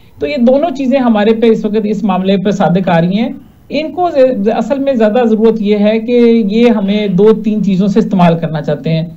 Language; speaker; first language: Urdu; non-native, local second language; Punjabi